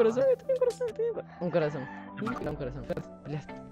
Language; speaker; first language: Spanish; native; Spanish